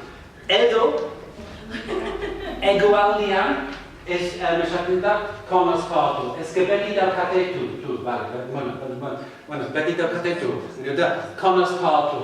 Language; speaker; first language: Basque; non-native, learner; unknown